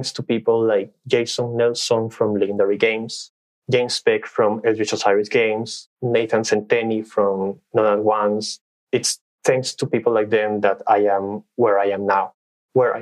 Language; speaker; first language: English; non-native, fluent; Spanish